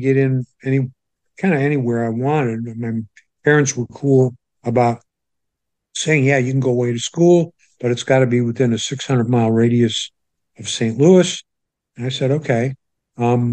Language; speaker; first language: English; native; English